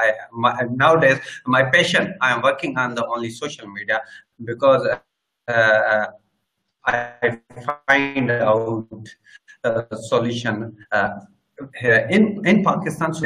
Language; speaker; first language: English; non-native, learner; Sindhi